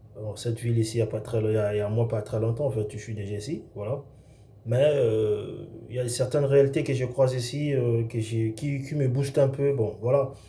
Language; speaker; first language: French; non-native, local second language; Lingala